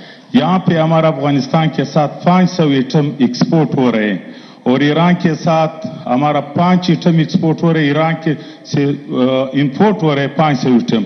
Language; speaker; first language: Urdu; non-native, local second language; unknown